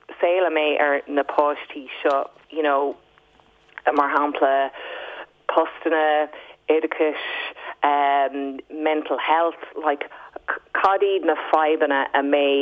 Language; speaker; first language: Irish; non-native, local second language; English